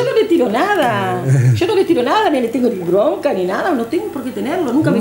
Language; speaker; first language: Spanish; native; Spanish